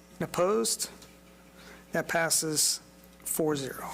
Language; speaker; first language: English; native; English